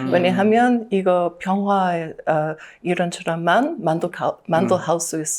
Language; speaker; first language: Korean; non-native, learner; English